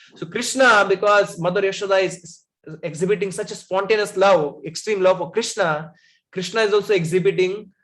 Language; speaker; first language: English; non-native, local second language; Hindi